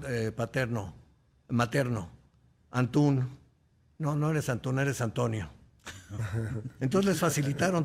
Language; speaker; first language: Spanish; native; Spanish